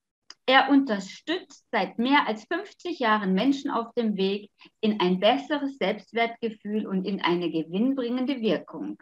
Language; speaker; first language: German; native; German